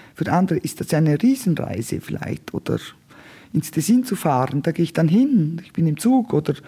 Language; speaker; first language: German; non-native, local second language; Romansh